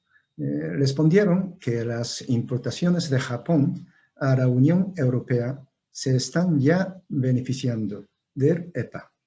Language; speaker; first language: Spanish; non-native, fluent; Japanese